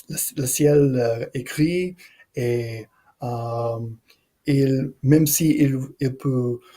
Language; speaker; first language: French; non-native, learner; English